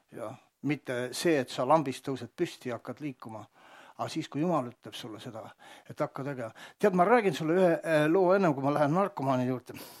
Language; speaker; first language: Estonian; native; Estonian